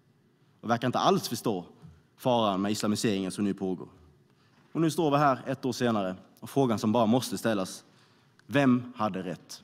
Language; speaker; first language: Swedish; native; Swedish